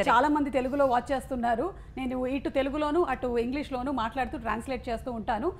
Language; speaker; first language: Telugu; non-native, local second language; Malayalam